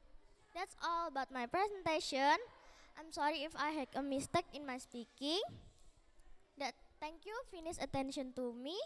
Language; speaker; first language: English; non-native, learner; Indonesian